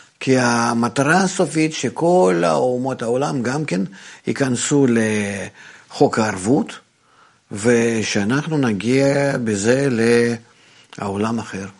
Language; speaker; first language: Hebrew; non-native, fluent; Russian